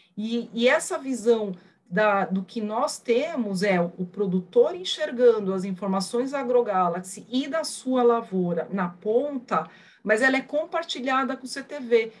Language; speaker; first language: Portuguese; early bilingual, other home language; Spanish